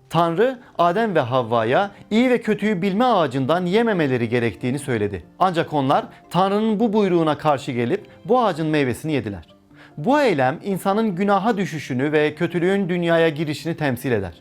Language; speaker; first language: Turkish; native; Turkish